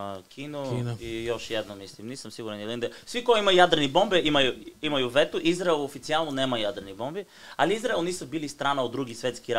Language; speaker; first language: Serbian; non-native, learner; Bulgarian